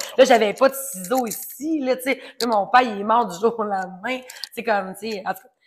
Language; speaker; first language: French; native; French